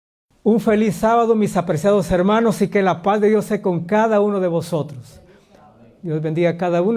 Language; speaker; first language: Spanish; native; Spanish